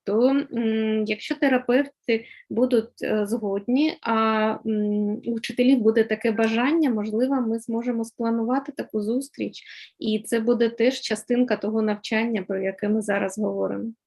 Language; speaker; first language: Ukrainian; native; Ukrainian